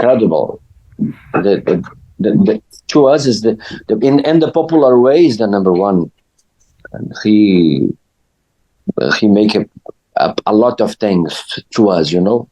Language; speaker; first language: English; non-native, learner; Portuguese